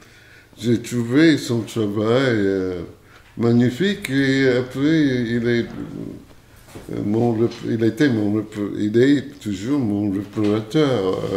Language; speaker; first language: French; non-native, fluent; English